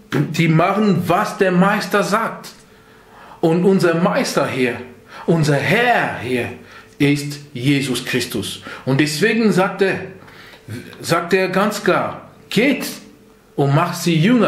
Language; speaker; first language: German; non-native, fluent; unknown